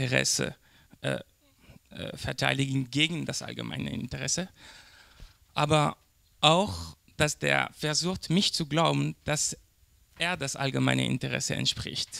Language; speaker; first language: German; non-native, learner; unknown